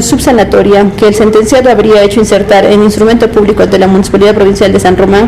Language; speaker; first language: Spanish; native; Spanish